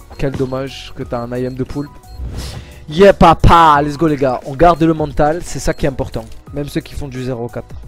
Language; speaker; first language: French; native; French